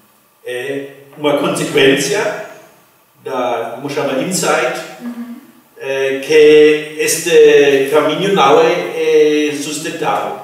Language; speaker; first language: Portuguese; non-native, fluent; German